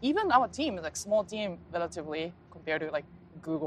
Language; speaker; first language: English; non-native, fluent; Japanese